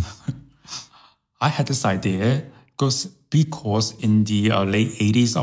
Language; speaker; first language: English; early bilingual, other home language; Chinese